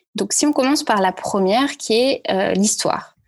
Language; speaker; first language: French; native; French